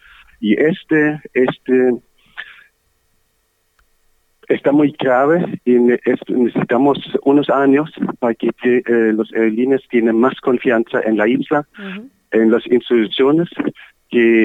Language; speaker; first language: Spanish; non-native, learner; German